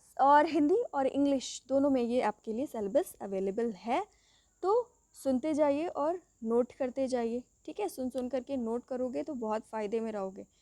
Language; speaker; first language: Hindi; native; Hindi